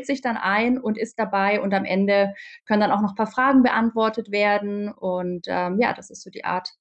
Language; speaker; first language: German; native; German